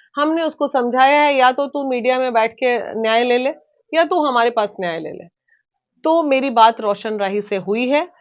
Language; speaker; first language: Hindi; native; Hindi